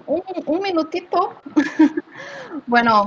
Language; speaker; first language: Spanish; non-native, learner; Portuguese